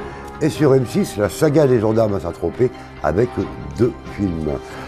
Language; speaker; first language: French; native; French